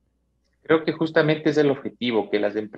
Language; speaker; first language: Spanish; native; Spanish